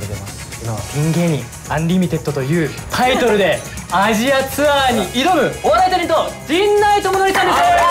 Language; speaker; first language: Japanese; native; Japanese